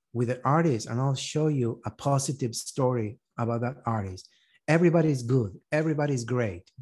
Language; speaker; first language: English; non-native, fluent; Spanish